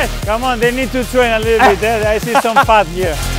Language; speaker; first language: English; non-native, fluent; Spanish